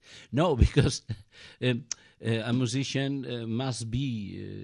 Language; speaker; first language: English; non-native, learner; Galician